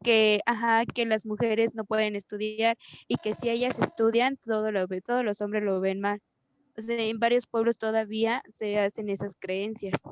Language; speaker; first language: Spanish; native; Spanish